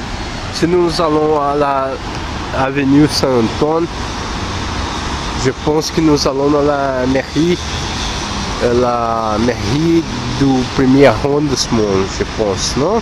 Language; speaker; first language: French; non-native, learner; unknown